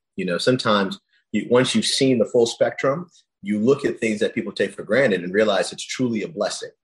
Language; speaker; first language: English; early bilingual, other home language; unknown